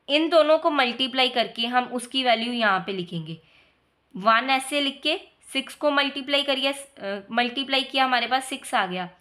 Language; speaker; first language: Hindi; native; Hindi